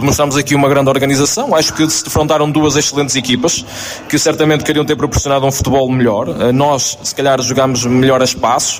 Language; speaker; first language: Portuguese; native; Portuguese